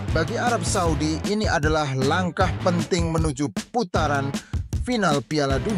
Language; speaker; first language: Indonesian; native; Indonesian